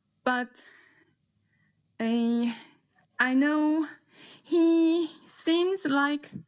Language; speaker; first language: English; non-native, learner; Chinese